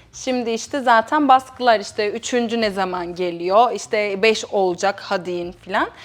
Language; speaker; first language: Turkish; early bilingual, heritage; Turkish